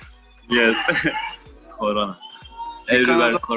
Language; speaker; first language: English; non-native, learner; Turkish